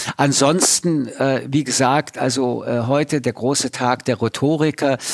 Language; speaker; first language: German; early bilingual, other home language; French